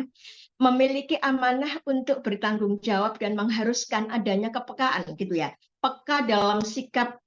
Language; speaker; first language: Indonesian; native; Indonesian